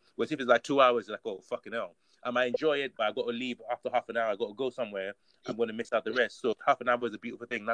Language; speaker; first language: English; native; English